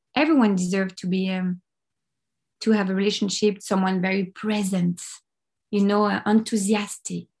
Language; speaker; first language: English; non-native, fluent; French